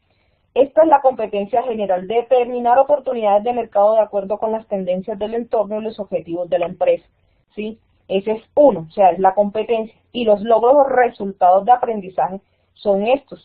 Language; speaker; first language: Spanish; native; Spanish